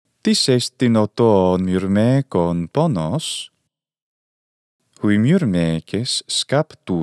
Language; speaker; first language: Greek; non-native, fluent; English